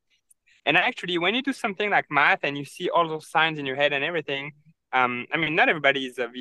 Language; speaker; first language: English; non-native, fluent; French